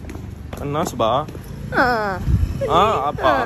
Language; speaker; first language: Indonesian; non-native, fluent; Urdu